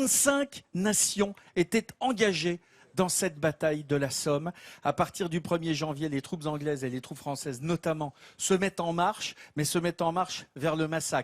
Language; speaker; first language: French; native; French